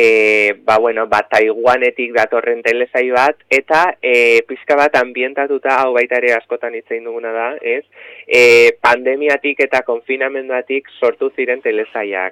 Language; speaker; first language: Basque; native; Basque